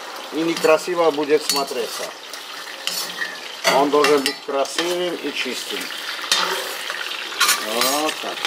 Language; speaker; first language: Russian; non-native, fluent; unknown